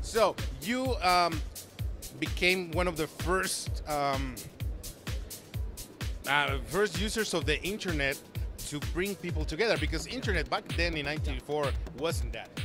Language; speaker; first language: English; non-native, fluent; Spanish